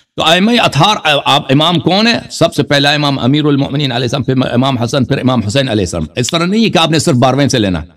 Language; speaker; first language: Urdu; non-native, fluent; Persian